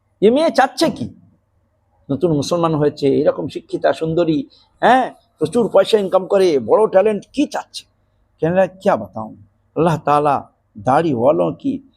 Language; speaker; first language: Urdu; non-native, fluent; Bangla